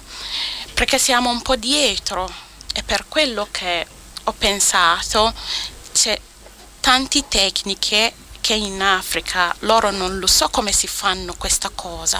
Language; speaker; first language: Italian; non-native, fluent; Akan